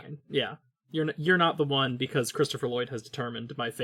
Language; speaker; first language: English; native; English